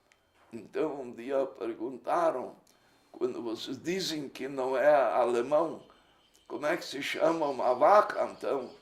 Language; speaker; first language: Portuguese; early bilingual, other home language; Low German